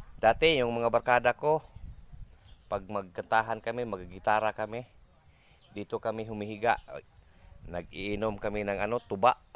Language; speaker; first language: Filipino; non-native, local second language; Cebuano